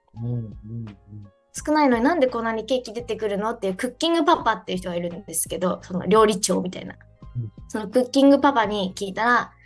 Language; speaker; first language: Japanese; native; Japanese